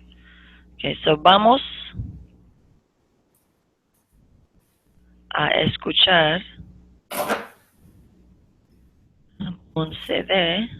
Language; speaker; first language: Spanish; non-native, fluent; English